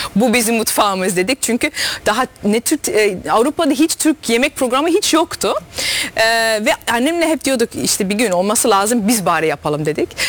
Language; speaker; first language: Turkish; early bilingual, heritage; Dutch